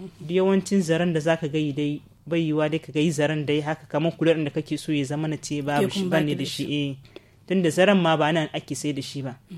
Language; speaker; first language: Hausa; native; Hausa